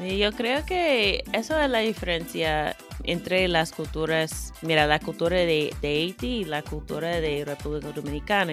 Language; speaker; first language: Spanish; non-native, fluent; English